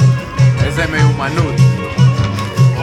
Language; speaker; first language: Hebrew; native; Hebrew